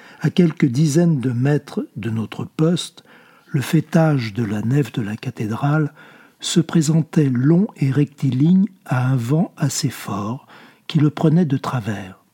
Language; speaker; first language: French; native; French